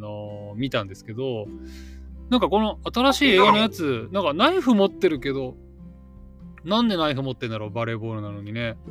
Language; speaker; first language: Japanese; native; Japanese